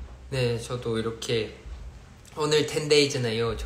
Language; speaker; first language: Korean; non-native, fluent; Thai